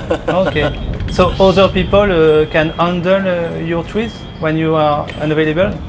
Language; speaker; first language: English; non-native, learner; French